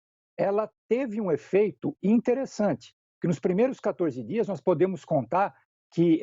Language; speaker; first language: Portuguese; native; Portuguese